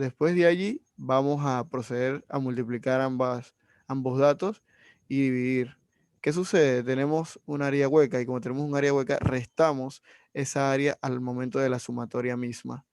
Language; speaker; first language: Spanish; native; Spanish